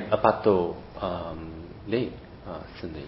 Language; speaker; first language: Japanese; non-native, learner; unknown